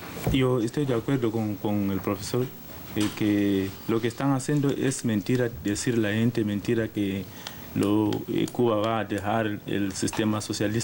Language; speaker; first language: Spanish; non-native, learner; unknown